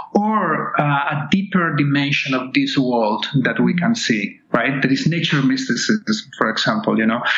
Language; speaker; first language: English; non-native, fluent; Spanish